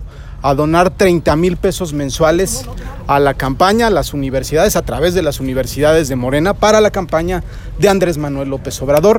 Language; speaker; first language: Spanish; native; Spanish